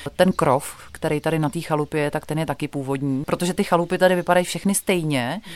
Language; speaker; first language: Czech; native; Czech